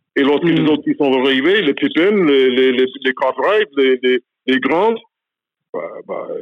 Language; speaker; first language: French; non-native, fluent; English